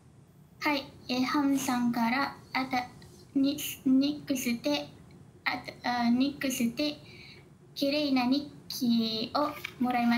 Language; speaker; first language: Japanese; non-native, learner; Malay